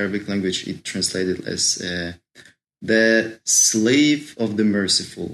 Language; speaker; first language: English; non-native, fluent; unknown